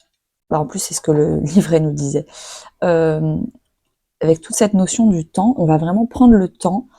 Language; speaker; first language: French; native; French